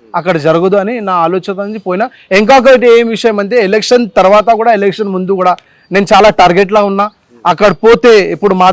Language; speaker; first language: Telugu; non-native, local second language; Marathi